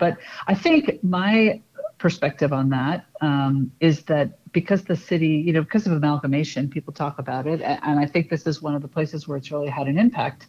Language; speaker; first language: English; native; English